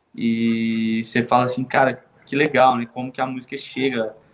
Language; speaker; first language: Portuguese; native; Portuguese